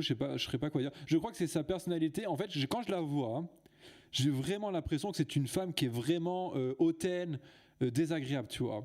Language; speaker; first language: French; native; French